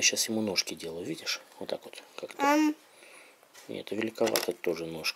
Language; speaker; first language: Russian; native; Russian